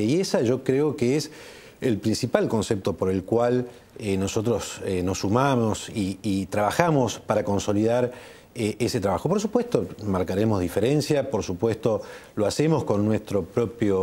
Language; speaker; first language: Spanish; native; Spanish